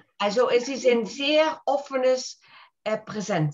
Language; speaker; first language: German; non-native, fluent; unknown